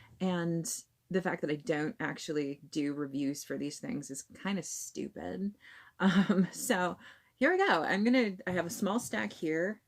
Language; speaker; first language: English; native; English